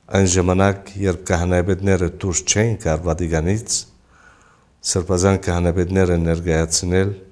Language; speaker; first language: Armenian; early bilingual, heritage; Armenian